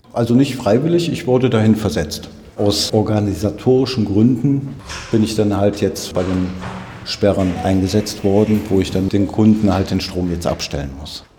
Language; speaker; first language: German; native; German